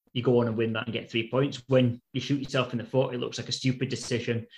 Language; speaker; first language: English; native; English